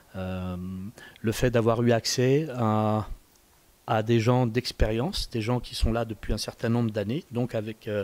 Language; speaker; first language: French; native; French